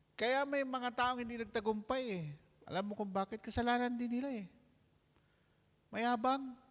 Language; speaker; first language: Filipino; non-native, local second language; Hiligaynon